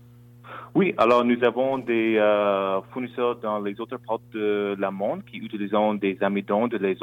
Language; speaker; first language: French; non-native, local second language; English